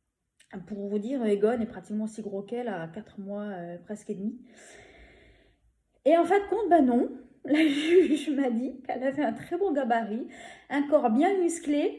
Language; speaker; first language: French; native; French